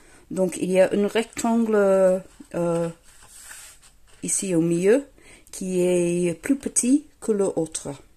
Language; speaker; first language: French; non-native, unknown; English